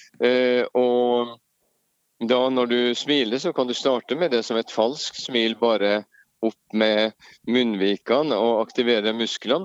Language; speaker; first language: Norwegian; native; Norwegian